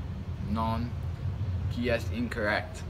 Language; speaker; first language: French; non-native, learner; English